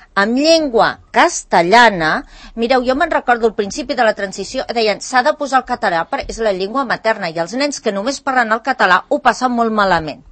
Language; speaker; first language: Catalan; native; Catalan